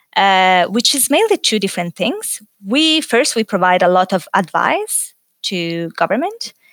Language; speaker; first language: English; non-native, fluent; Italian